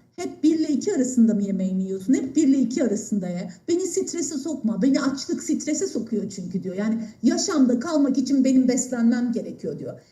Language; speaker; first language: Turkish; native; Turkish